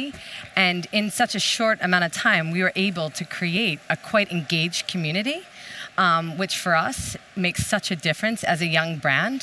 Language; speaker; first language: English; native; English